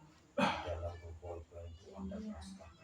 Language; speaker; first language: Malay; non-native, local second language; Javanese